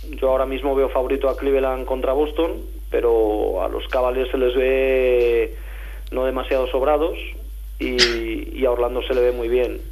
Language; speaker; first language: Spanish; native; Spanish